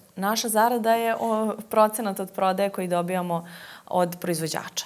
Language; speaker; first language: Croatian; native; Croatian